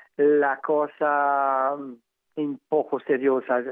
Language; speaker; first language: Spanish; non-native, learner; Italian